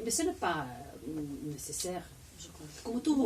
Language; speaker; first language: French; non-native, learner; Croatian